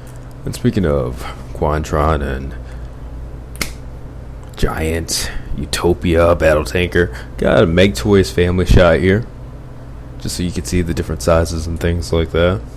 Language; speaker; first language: English; native; English